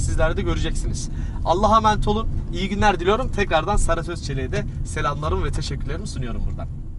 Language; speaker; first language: Turkish; native; Turkish